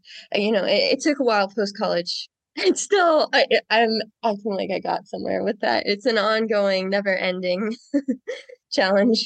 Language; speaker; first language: English; native; English